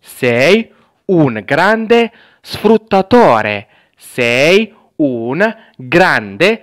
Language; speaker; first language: Italian; non-native, fluent; Arabic